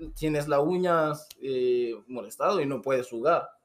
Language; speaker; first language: Spanish; non-native, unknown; Susu